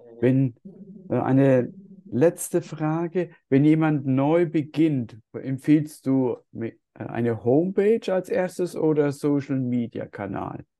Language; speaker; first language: German; native; German